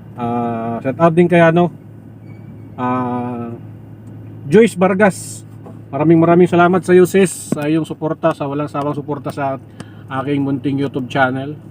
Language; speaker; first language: Filipino; non-native, local second language; Cebuano